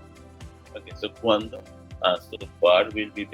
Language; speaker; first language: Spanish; non-native, learner; English